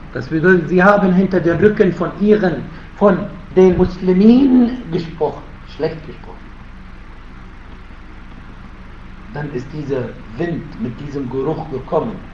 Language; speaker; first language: German; non-native, fluent; Arabic